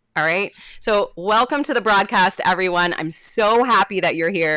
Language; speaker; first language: English; native; English